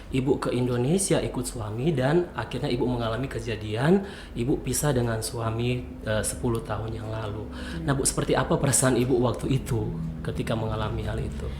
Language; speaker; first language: Indonesian; native; Indonesian